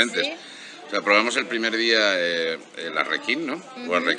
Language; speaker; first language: Spanish; native; Spanish